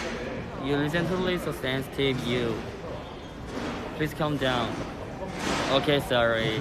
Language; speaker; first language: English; non-native, learner; Korean